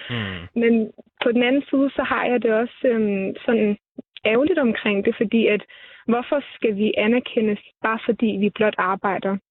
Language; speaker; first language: Danish; early bilingual, other home language; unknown